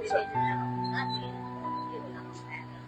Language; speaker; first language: Filipino; non-native, local second language; Cebuano